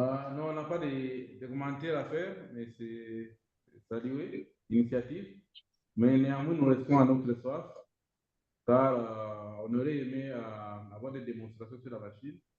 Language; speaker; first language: French; non-native, local second language; Rundi